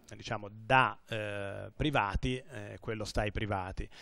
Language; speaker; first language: Italian; native; Italian